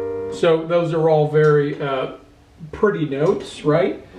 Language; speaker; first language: English; native; English